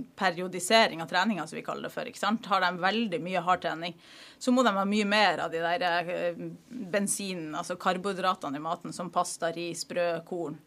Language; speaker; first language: Norwegian; native; Norwegian